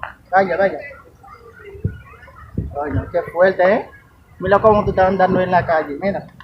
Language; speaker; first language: Spanish; non-native, learner; Haitian Creole